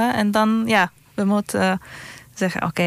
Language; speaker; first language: Dutch; non-native, fluent; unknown